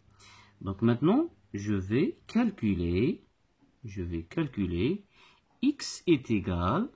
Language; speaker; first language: French; non-native, local second language; Arabic